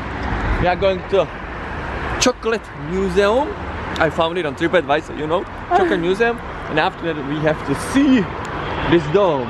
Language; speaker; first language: English; non-native, learner; Czech